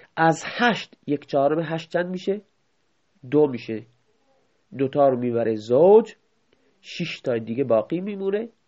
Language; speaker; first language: Persian; non-native, local second language; Baluchi